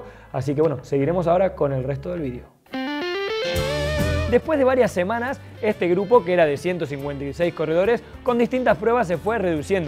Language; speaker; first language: Spanish; native; Spanish